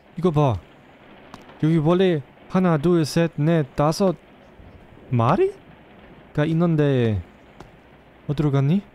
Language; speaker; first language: Korean; non-native, fluent; German